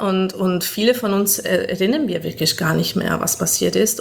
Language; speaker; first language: German; non-native, fluent; Italian